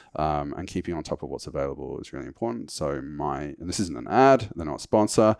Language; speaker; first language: English; native; English